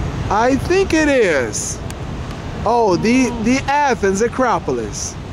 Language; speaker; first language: English; non-native, learner; Portuguese